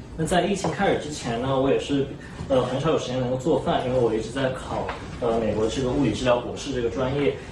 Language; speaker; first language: Chinese; native; Chinese